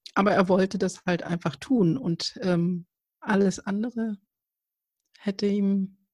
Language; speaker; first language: German; early bilingual, other home language; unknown